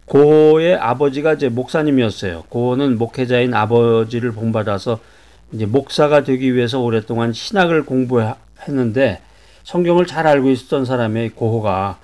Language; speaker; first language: Korean; native; Korean